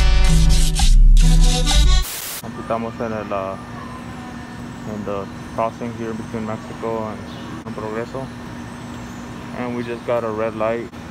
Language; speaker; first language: English; early bilingual, other home language; Spanish